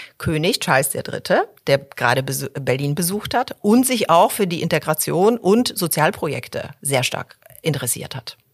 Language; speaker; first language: German; early bilingual, other home language; Polish